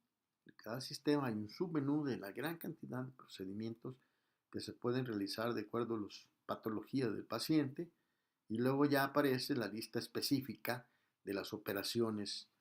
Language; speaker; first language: Spanish; native; Spanish